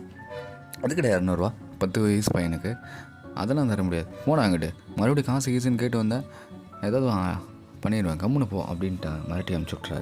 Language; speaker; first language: Tamil; native; Tamil